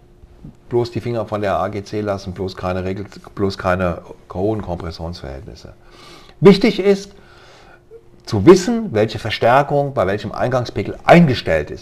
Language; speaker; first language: German; native; German